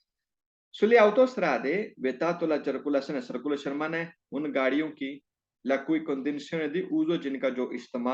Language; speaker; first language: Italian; non-native, fluent; Urdu